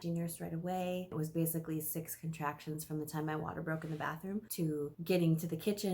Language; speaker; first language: English; native; English